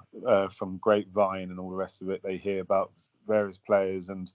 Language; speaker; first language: English; native; English